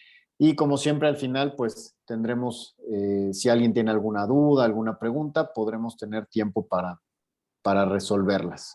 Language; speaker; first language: Spanish; native; Spanish